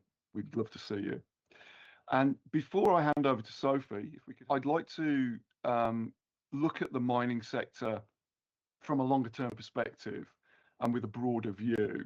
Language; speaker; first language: English; native; English